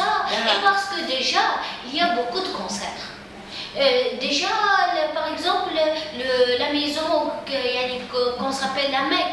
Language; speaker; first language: French; non-native, learner; Arabic